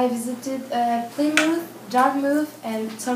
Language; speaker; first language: English; non-native, learner; French